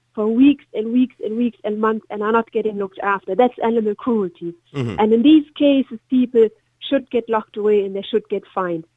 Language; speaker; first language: English; non-native, fluent; German